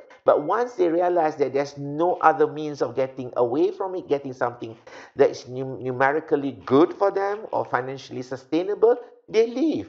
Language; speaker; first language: English; non-native, local second language; Malay